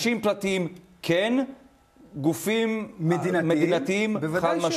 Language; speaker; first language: Hebrew; native; Hebrew